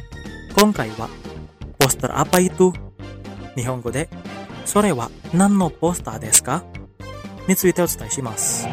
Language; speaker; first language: Japanese; non-native, fluent; Indonesian